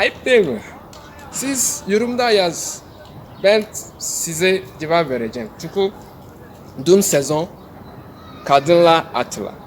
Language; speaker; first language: Turkish; non-native, learner; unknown